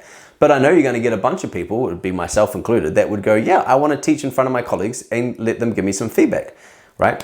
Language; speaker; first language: English; native; English